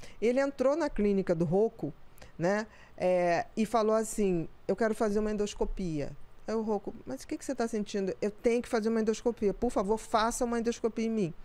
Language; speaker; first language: Portuguese; native; Portuguese